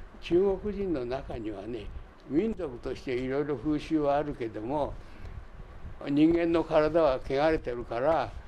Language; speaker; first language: Japanese; native; Japanese